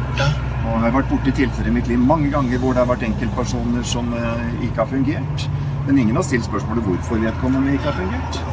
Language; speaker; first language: Norwegian; native; Norwegian